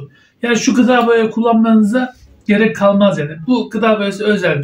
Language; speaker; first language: Turkish; native; Turkish